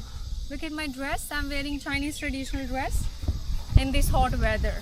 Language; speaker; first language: English; non-native, local second language; Hindi